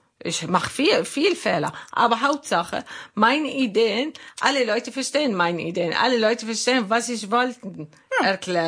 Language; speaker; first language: German; non-native, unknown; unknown